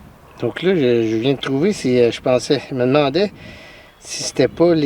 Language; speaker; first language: French; native; French